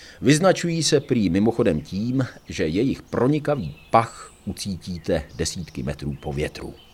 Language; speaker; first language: Czech; native; Czech